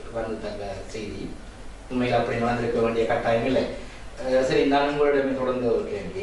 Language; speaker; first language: Tamil; early bilingual, heritage; Tamil